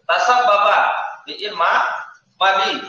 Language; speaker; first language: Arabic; non-native, fluent; Indonesian